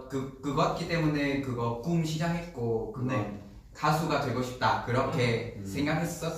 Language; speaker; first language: Korean; non-native, fluent; Vietnamese